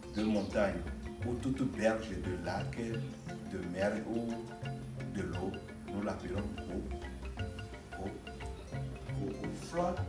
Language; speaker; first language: French; non-native, local second language; Ewe